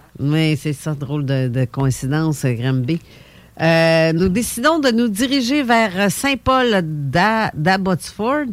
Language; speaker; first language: French; native; French